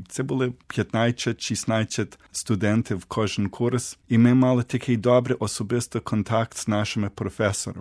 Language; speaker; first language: Ukrainian; early bilingual, heritage; Ukrainian